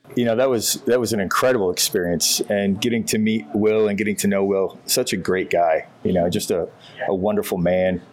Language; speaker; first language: English; native; English